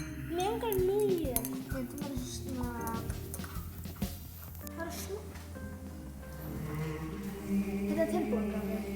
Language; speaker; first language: Icelandic; non-native, learner; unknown